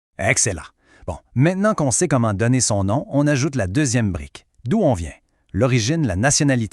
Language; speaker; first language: French; native; French